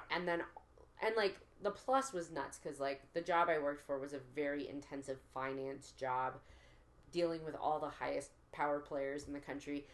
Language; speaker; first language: English; native; English